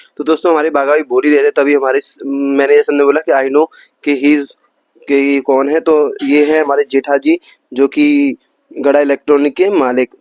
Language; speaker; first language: Hindi; native; Hindi